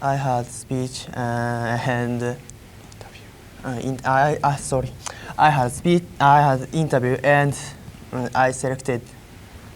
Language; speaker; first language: English; non-native, learner; Japanese